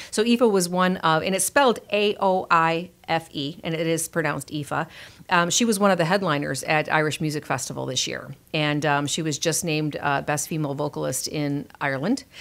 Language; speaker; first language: English; native; English